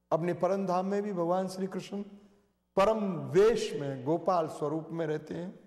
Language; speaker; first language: Hindi; native; Hindi